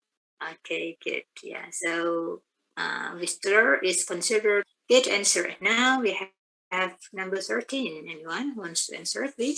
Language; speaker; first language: English; non-native, fluent; Indonesian